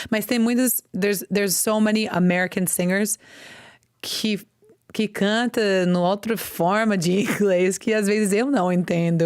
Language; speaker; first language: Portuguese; non-native, learner; English